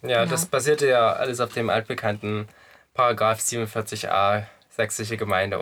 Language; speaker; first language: German; native; German